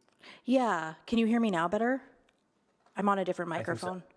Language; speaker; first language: English; native; English